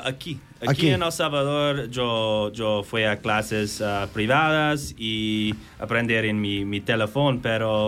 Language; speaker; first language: Spanish; non-native, learner; English